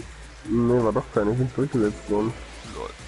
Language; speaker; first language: German; native; German